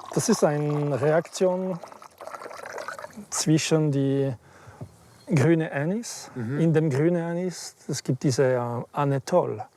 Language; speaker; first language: German; non-native, learner; French